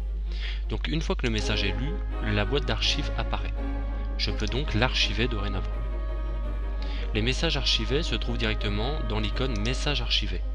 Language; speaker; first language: French; native; French